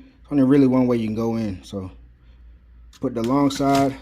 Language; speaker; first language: English; native; English